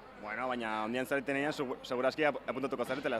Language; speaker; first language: Basque; native; Basque